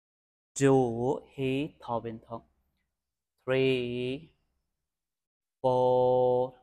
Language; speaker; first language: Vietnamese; non-native, learner; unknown